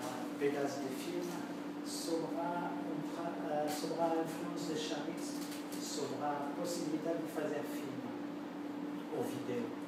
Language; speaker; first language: Portuguese; non-native, learner; French